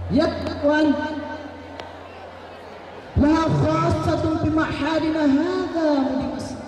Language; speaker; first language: Arabic; non-native, learner; Achinese